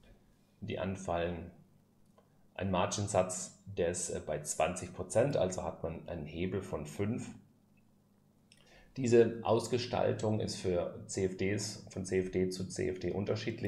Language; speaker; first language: German; native; German